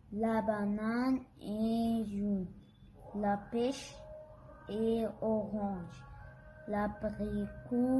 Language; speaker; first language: French; non-native, learner; Arabic